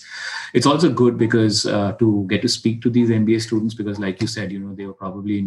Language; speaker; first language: English; non-native, local second language; Hindi